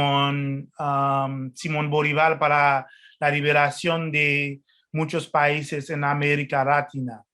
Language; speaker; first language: Spanish; non-native, fluent; French